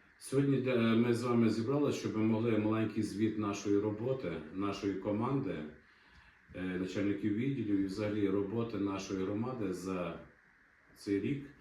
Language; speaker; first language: Ukrainian; native; Ukrainian